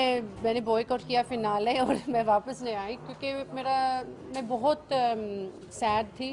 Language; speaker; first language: Hindi; early bilingual, heritage; English